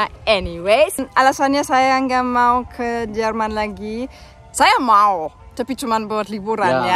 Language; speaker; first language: Indonesian; non-native, fluent; German